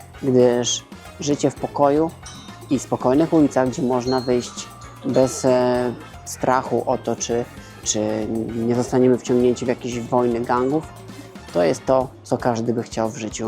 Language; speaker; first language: Polish; native; Polish